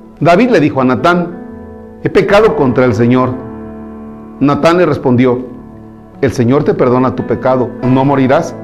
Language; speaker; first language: Spanish; native; Spanish